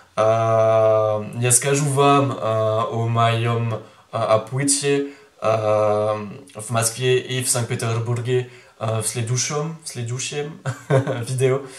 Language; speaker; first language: Russian; non-native, learner; French